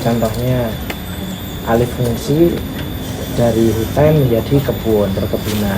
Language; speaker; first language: Indonesian; native; Indonesian